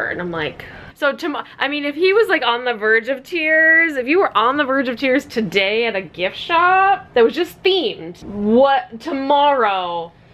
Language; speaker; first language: English; native; English